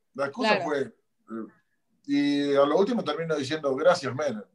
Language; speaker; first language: Spanish; native; Spanish